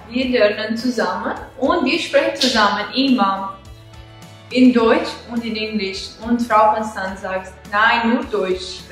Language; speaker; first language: German; non-native, learner; Albanian